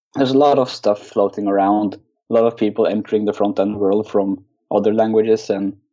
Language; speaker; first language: English; non-native, fluent; Norwegian